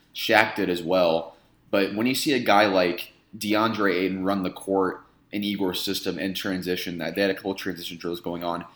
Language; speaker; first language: English; native; English